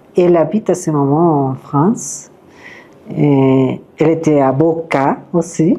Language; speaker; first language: French; non-native, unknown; Spanish